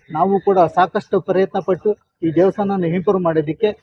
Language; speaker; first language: Kannada; native; Kannada